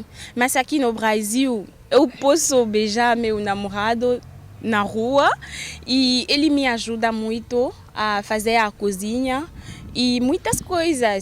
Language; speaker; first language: Portuguese; non-native, fluent; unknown